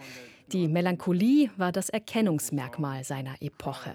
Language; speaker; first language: German; native; German